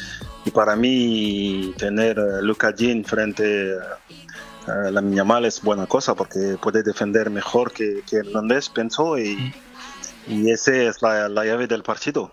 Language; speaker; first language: Spanish; non-native, fluent; French